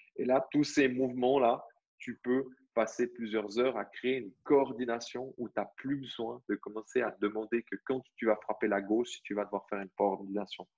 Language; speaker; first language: French; native; French